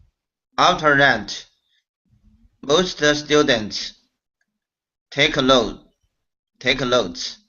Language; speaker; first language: English; non-native, learner; Chinese